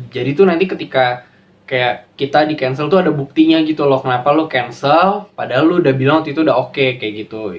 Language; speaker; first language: Indonesian; native; Indonesian